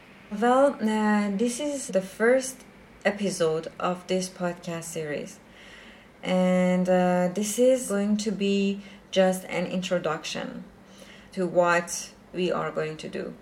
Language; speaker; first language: English; non-native, fluent; Persian